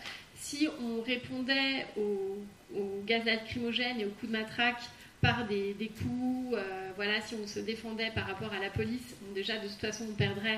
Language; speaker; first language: French; native; French